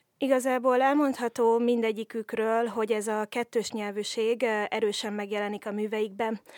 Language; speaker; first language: Hungarian; native; Hungarian